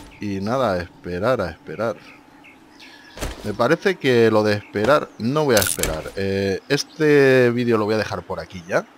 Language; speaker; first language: Spanish; native; Spanish